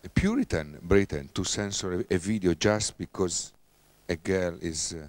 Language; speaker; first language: English; non-native, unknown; Italian